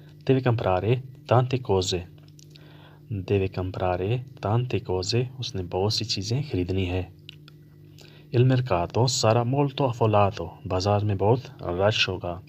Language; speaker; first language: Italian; non-native, fluent; Urdu